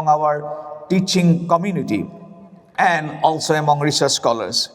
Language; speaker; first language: English; non-native, local second language; Assamese